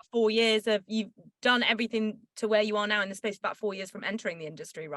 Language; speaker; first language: English; native; English